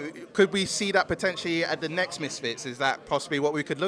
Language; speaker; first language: English; native; English